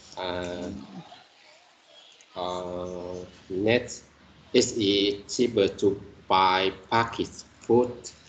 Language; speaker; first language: English; non-native, learner; Vietnamese